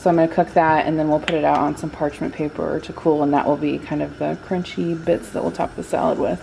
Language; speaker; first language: English; native; English